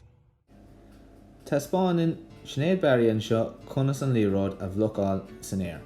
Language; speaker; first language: Irish; non-native, local second language; English